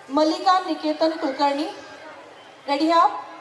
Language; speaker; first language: Hindi; non-native, local second language; Marathi